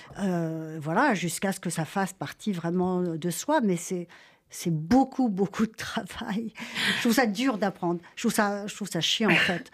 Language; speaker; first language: French; native; French